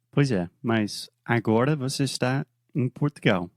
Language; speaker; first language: Portuguese; non-native, fluent; English